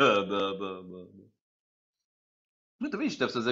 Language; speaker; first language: Russian; non-native, fluent; Arabic